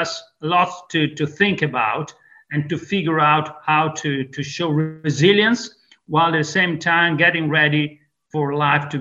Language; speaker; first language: English; non-native, fluent; Italian